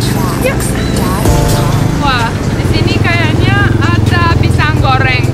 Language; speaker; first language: Indonesian; non-native, fluent; Romanian